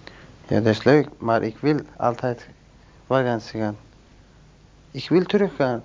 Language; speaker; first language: Dutch; non-native, learner; Turkish